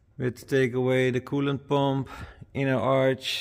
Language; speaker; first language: English; non-native, fluent; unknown